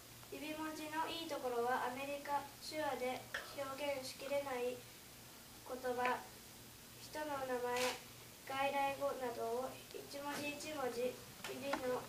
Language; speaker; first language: Japanese; early bilingual, heritage; Japanese